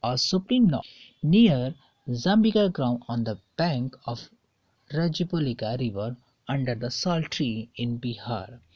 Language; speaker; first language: English; non-native, local second language; Hindi